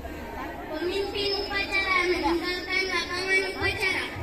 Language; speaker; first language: Indonesian; native; Indonesian